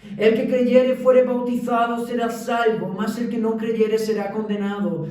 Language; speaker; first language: Spanish; early bilingual, other home language; Romanian